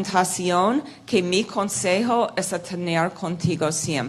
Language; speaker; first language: Spanish; non-native, fluent; English